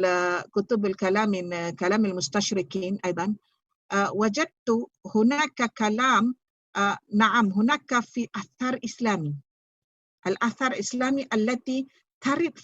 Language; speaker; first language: Arabic; non-native, fluent; Malay